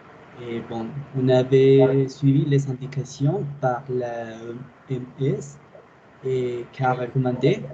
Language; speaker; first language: French; non-native, learner; Spanish